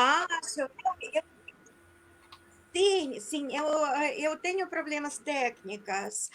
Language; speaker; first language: Portuguese; non-native, fluent; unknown